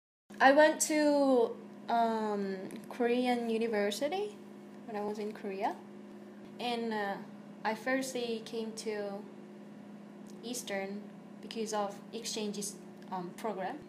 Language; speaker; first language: English; non-native, fluent; Korean